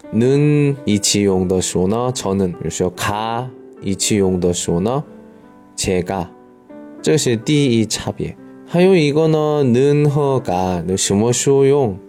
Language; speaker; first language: Chinese; non-native, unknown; Korean